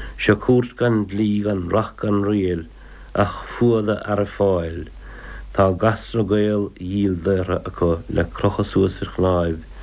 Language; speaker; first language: Irish; native; Irish